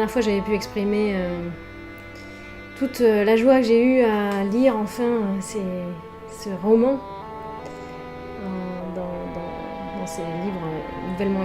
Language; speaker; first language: French; native; French